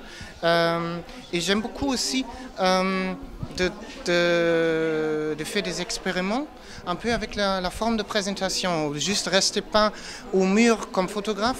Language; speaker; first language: French; non-native, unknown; German